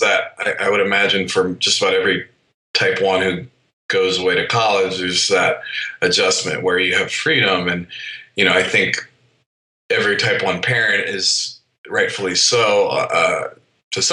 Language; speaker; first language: English; native; English